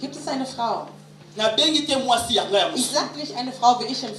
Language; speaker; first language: German; non-native, fluent; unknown